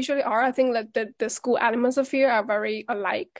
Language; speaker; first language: English; non-native, fluent; Chinese